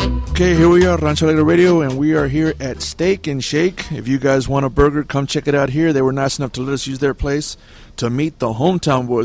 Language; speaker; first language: English; early bilingual, other home language; Spanish